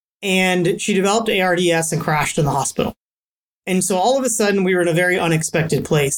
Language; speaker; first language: English; native; English